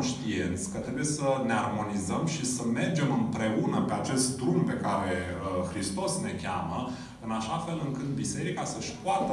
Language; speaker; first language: Romanian; native; Romanian